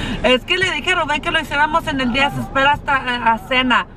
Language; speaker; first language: Spanish; early bilingual, heritage; Spanish